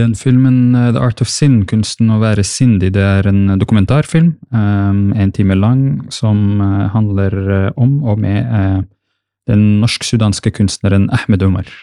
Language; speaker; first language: Norwegian; early bilingual, other home language; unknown